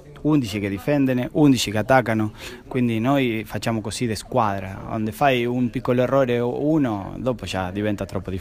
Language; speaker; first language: Italian; non-native, fluent; Spanish